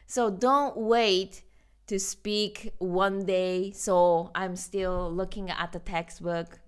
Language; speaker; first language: English; non-native, learner; Japanese